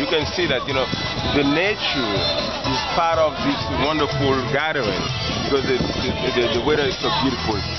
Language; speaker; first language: English; non-native, fluent; Haitian Creole